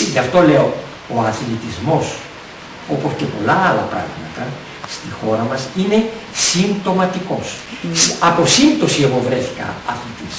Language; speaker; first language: Greek; native; Greek